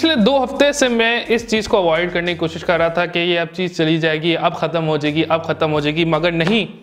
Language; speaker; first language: Urdu; native; Urdu